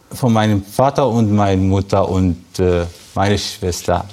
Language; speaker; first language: German; non-native, learner; Arabic